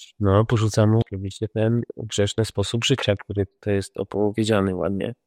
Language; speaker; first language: Polish; native; Polish